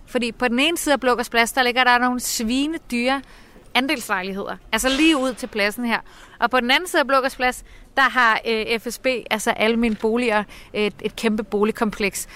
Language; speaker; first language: Danish; native; Danish